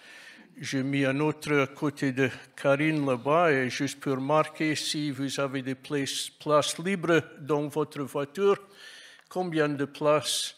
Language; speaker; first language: French; non-native, fluent; English